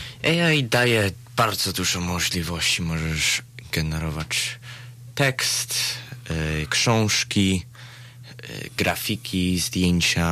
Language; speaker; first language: Polish; early bilingual, heritage; Polish